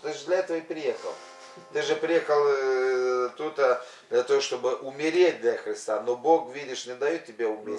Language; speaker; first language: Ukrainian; non-native, local second language; Russian